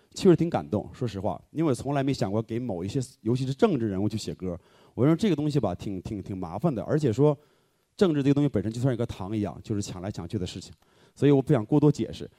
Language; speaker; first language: Chinese; native; Chinese